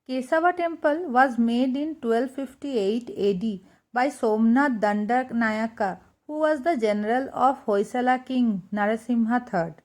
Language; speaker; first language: English; non-native, local second language; Bangla